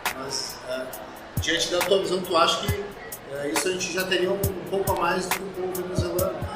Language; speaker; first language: Portuguese; native; Portuguese